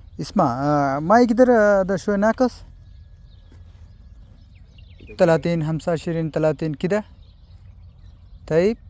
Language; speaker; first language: Arabic; non-native, learner; Bangla